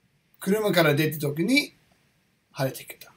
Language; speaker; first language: Japanese; non-native, learner; English